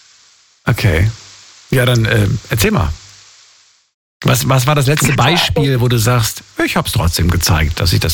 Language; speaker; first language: German; native; German